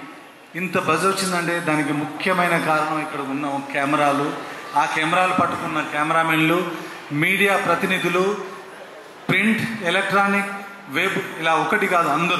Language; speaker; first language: Telugu; native; Telugu